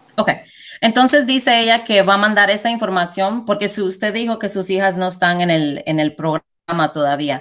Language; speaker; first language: Spanish; early bilingual, heritage; Spanish